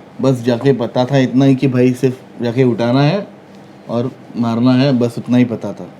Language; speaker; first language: Hindi; non-native, local second language; Marathi